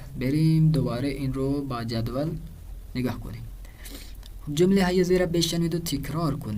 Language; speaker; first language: Persian; non-native, fluent; Urdu